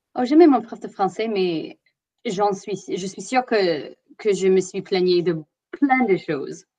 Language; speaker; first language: French; non-native, fluent; English